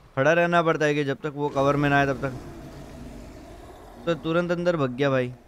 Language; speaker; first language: Hindi; non-native, local second language; Gujarati